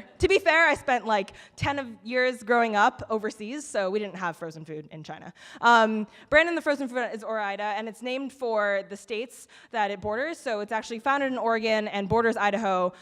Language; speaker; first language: English; native; English